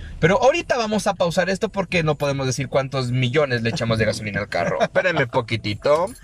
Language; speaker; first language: Spanish; native; Spanish